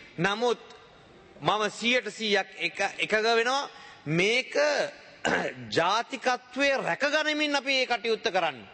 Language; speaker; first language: Sinhala; native; Sinhala